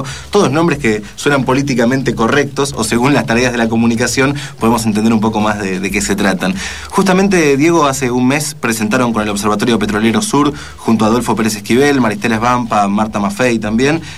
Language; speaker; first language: Spanish; native; Spanish